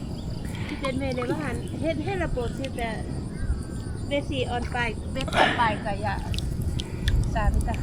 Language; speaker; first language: Finnish; non-native, learner; Thai